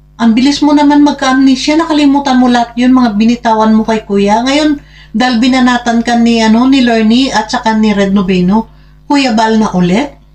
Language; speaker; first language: Filipino; non-native, local second language; Hiligaynon